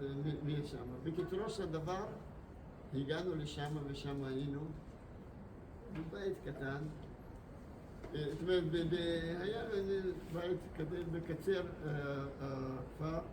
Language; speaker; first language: Hebrew; non-native, fluent; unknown